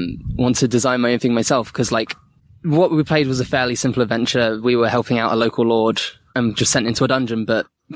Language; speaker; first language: English; native; English